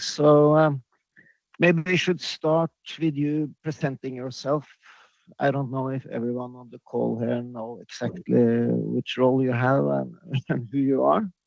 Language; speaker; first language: English; non-native, fluent; Norwegian